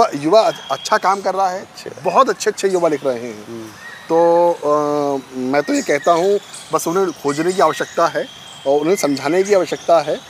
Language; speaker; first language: Hindi; native; Hindi